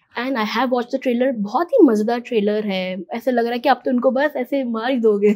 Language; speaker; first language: Hindi; native; Hindi